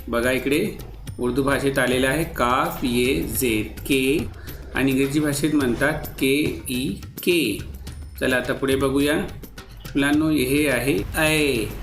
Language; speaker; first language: Marathi; non-native, local second language; Urdu